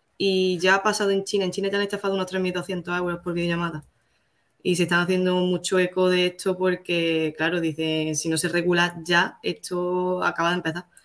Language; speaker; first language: Spanish; native; Spanish